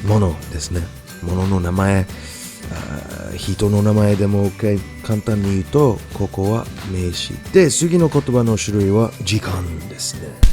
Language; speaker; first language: Japanese; non-native, fluent; English